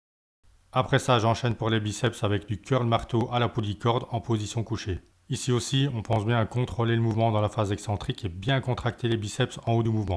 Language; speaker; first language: French; native; French